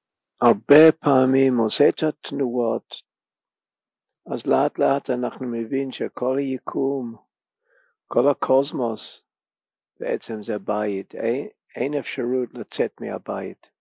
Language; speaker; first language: Hebrew; non-native, fluent; English